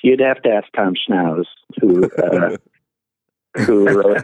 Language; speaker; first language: English; native; English